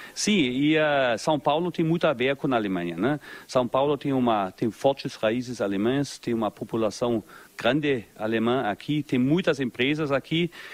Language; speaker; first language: Portuguese; non-native, fluent; German